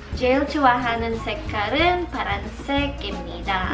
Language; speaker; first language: Korean; non-native, learner; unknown